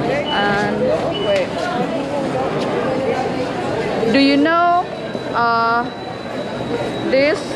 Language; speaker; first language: English; non-native, learner; Indonesian